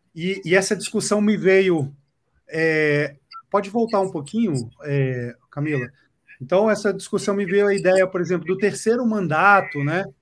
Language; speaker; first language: Portuguese; native; Portuguese